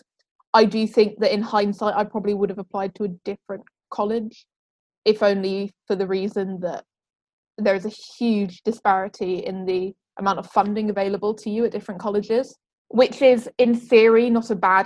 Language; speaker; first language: English; native; English